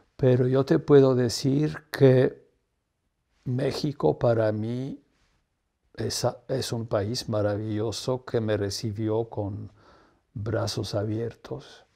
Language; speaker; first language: Spanish; non-native, fluent; Polish